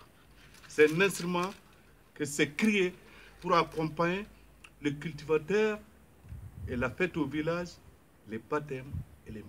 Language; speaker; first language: French; non-native, local second language; Bambara